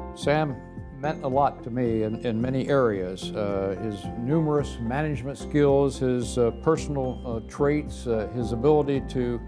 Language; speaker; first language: English; native; English